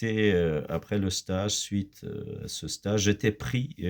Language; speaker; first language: French; non-native, fluent; Kurdish